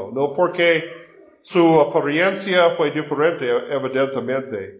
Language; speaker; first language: Spanish; non-native, learner; English